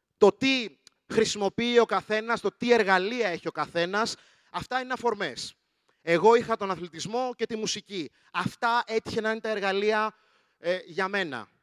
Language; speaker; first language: Greek; early bilingual, other home language; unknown